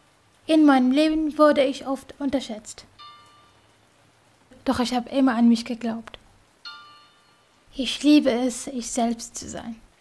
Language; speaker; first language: German; non-native, fluent; Kurdish